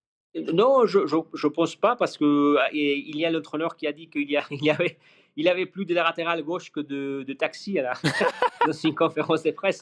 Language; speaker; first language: French; non-native, fluent; Spanish